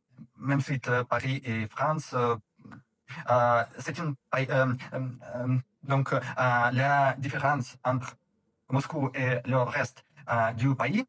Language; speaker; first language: French; non-native, fluent; Russian